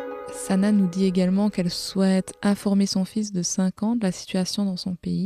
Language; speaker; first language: French; native; French